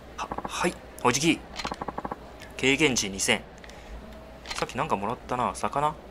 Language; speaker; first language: Japanese; non-native, fluent; Chinese